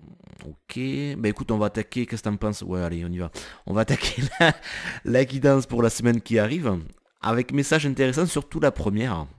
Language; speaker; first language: French; native; French